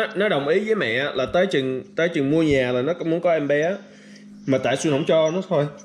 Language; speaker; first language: Vietnamese; early bilingual, other home language; English